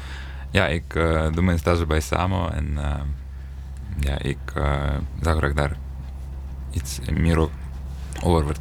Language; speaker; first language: Dutch; non-native, fluent; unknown